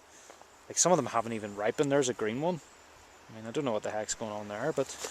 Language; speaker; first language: English; native; English